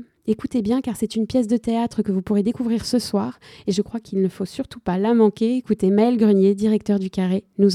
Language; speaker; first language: French; native; French